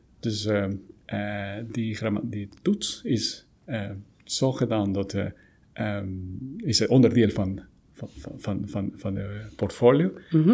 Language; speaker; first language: Dutch; non-native, fluent; Spanish